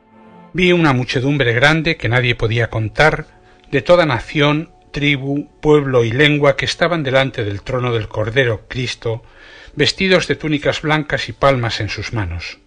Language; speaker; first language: Spanish; native; Spanish